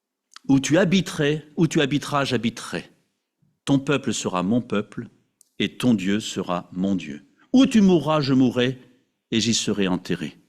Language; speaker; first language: French; native; French